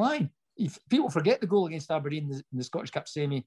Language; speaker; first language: English; native; English